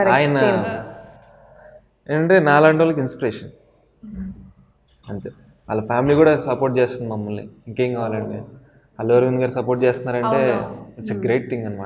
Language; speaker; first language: Telugu; native; Telugu